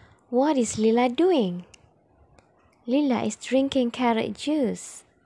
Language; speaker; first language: English; non-native, fluent; Indonesian